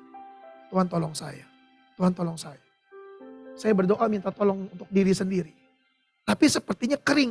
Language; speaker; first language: Indonesian; native; Indonesian